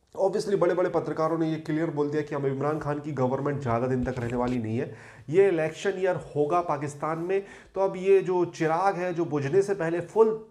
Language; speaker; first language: Hindi; native; Hindi